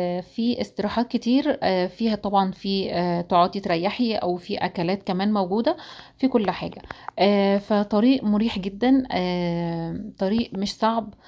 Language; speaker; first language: Arabic; native; Arabic